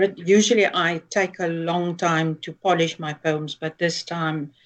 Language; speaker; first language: English; non-native, local second language; Afrikaans